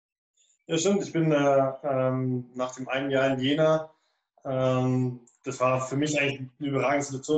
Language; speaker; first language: German; native; German